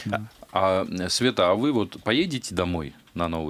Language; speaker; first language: Russian; native; Russian